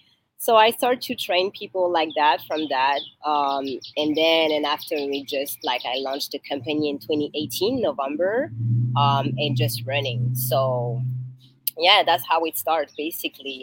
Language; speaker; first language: English; non-native, learner; French